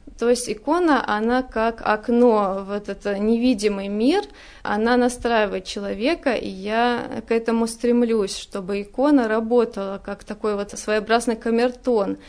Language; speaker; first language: Russian; native; Russian